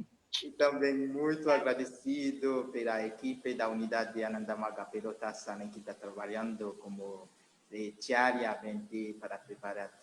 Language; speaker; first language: Portuguese; non-native, learner; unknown